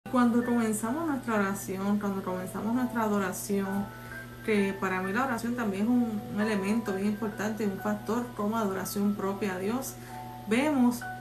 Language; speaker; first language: Spanish; native; Spanish